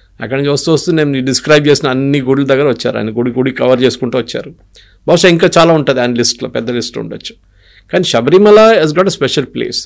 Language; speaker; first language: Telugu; non-native, local second language; Malayalam